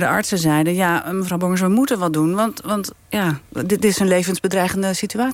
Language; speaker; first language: Dutch; native; Dutch